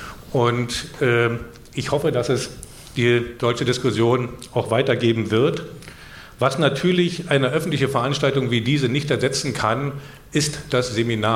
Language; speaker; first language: German; native; German